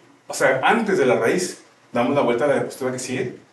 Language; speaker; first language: Spanish; native; Spanish